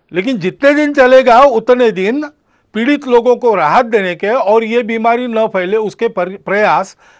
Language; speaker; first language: Hindi; non-native, local second language; Marathi